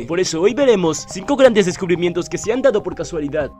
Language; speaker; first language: Spanish; native; Spanish